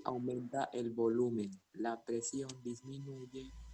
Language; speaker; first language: Spanish; native; Spanish